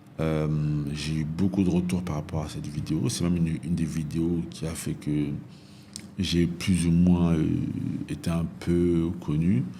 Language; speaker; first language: French; native; French